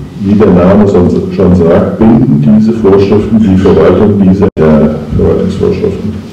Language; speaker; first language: German; native; German